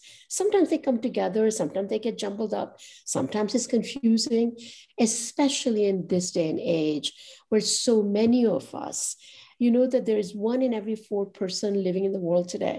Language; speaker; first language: English; non-native, local second language; Gujarati